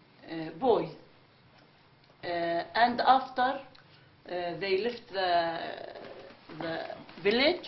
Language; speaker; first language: English; non-native, learner; Arabic